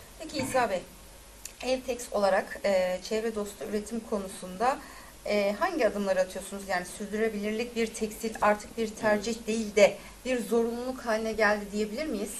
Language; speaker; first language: Turkish; native; Turkish